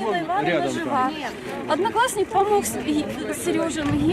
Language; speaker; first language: Russian; native; Russian